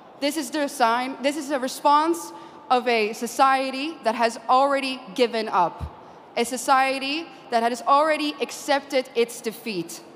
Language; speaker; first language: English; non-native, fluent; Dutch